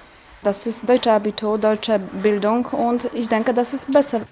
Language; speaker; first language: German; non-native, learner; Polish